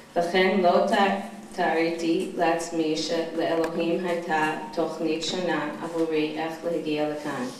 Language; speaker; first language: Hebrew; non-native, fluent; English